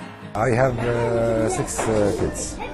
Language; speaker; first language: English; non-native, learner; Arabic